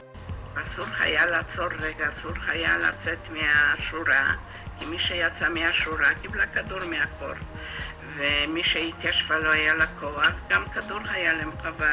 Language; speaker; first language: Hebrew; non-native, fluent; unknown